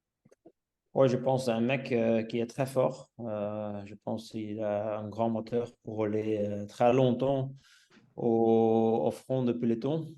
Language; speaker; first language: French; non-native, local second language; Dutch